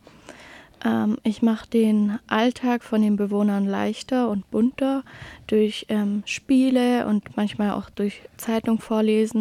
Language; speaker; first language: German; native; German